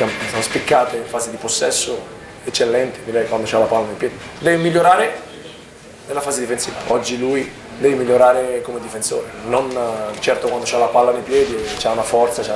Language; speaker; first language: Italian; native; Italian